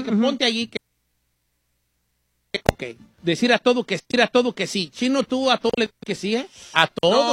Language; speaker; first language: Spanish; native; Spanish